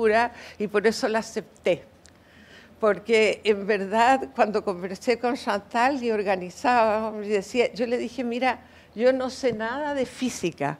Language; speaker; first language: Spanish; native; Spanish